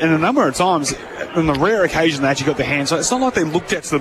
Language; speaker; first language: English; native; English